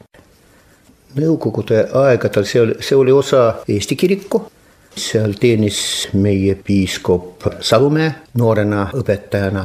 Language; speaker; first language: Estonian; non-native, local second language; Russian